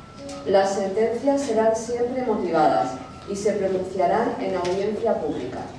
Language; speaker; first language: Spanish; native; Spanish